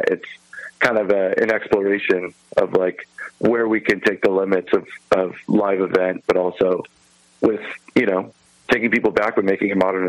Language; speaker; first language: English; native; English